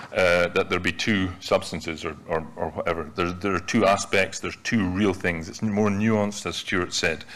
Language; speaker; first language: English; native; English